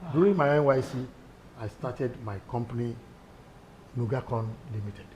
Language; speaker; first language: English; non-native, local second language; Yoruba